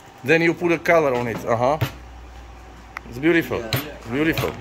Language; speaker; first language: English; non-native, learner; Czech